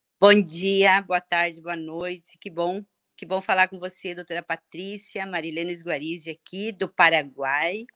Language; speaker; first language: Portuguese; early bilingual, heritage; Portuguese